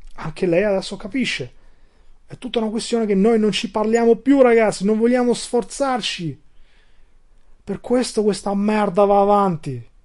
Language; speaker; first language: Italian; non-native, fluent; Albanian